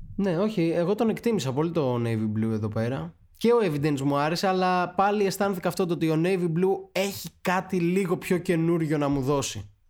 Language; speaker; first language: Greek; native; Greek